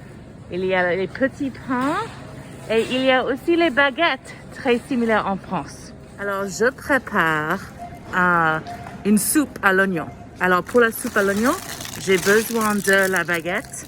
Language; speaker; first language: French; non-native, fluent; English